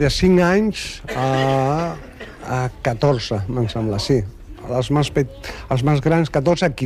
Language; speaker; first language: Catalan; non-native, local second language; Spanish